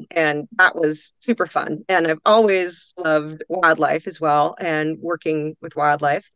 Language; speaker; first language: English; native; English